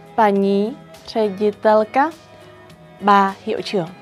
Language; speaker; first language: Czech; non-native, fluent; Vietnamese